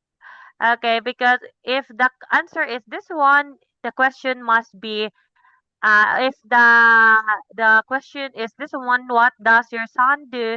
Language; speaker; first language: English; non-native, local second language; Cebuano